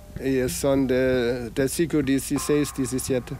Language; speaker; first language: Spanish; non-native, fluent; German